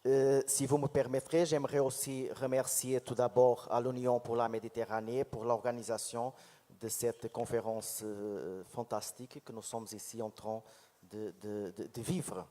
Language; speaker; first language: French; non-native, fluent; Portuguese